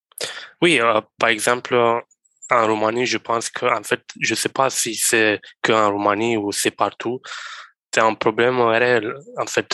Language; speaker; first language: French; non-native, learner; Romanian